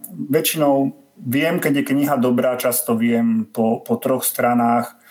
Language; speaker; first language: Slovak; native; Slovak